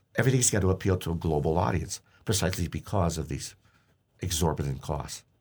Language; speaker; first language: English; native; English